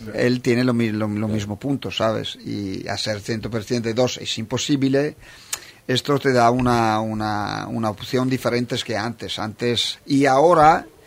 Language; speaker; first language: Spanish; non-native, fluent; Italian